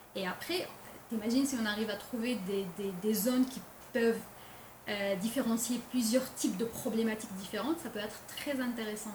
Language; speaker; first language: French; non-native, local second language; Arabic